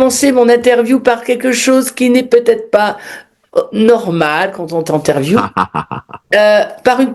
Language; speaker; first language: French; native; French